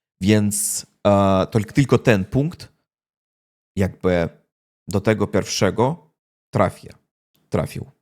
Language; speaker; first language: Polish; non-native, learner; Russian